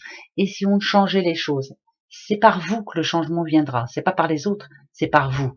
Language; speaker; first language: French; native; French